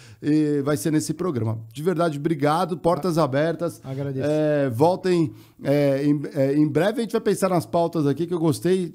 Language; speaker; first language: Portuguese; native; Portuguese